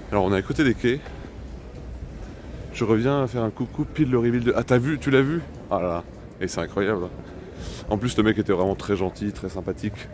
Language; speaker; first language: French; native; French